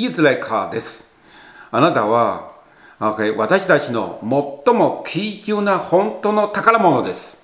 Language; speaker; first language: Japanese; non-native, fluent; Chinese